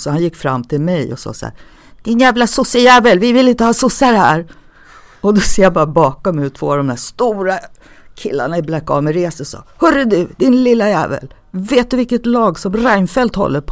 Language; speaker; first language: Swedish; native; Swedish